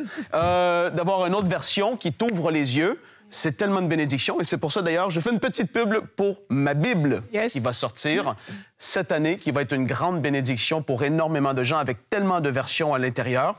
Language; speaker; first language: French; native; French